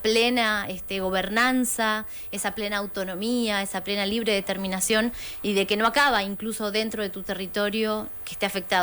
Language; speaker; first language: Spanish; native; Spanish